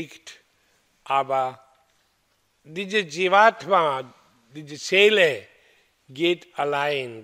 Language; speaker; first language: German; non-native, learner; Hindi